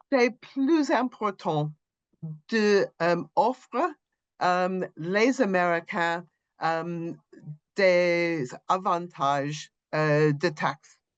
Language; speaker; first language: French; non-native, learner; English